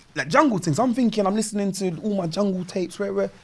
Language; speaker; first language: English; native; English